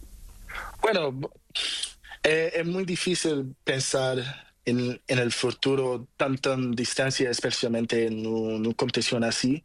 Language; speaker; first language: Spanish; non-native, learner; Portuguese